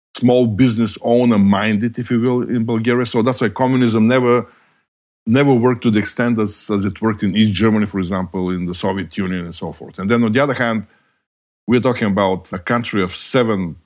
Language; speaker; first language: English; non-native, fluent; Bulgarian